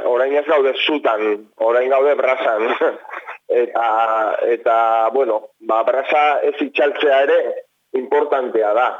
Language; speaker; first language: Basque; non-native, local second language; Spanish